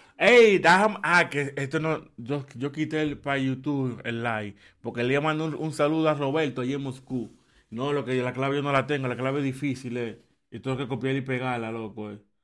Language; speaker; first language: Spanish; native; Spanish